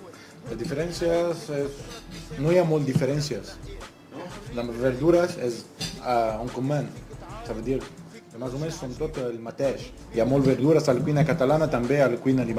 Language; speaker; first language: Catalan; non-native, learner; Arabic